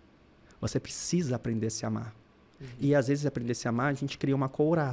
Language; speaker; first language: Portuguese; native; Portuguese